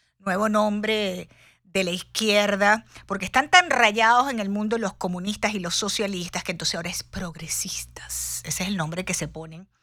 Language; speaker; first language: Spanish; native; Spanish